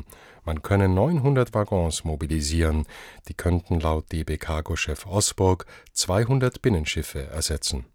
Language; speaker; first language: German; native; German